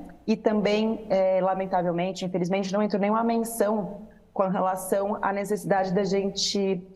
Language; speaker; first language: Portuguese; native; Portuguese